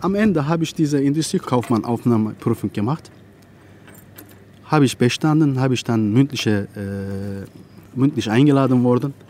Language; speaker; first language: German; non-native, fluent; Turkish